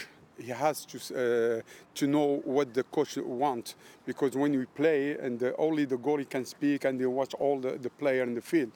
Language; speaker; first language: English; non-native, fluent; French